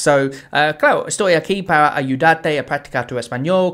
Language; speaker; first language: Spanish; non-native, learner; English